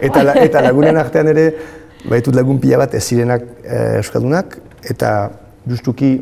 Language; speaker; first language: Basque; non-native, local second language; French